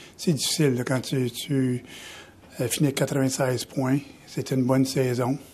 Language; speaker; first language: French; native; French